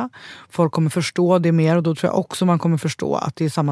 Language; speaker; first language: Swedish; native; Swedish